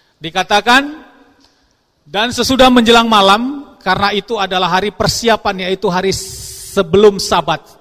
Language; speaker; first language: Indonesian; non-native, local second language; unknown